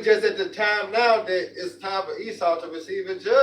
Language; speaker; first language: English; native; English